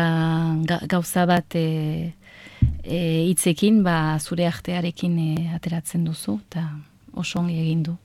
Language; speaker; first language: Basque; non-native, local second language; French